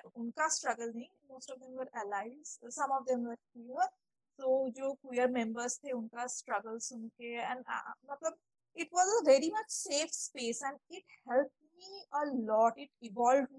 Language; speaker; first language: English; non-native, local second language; Bangla